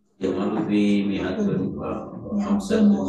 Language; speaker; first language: Arabic; non-native, learner; Indonesian